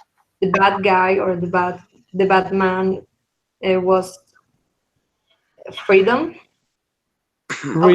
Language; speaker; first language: English; non-native, learner; Spanish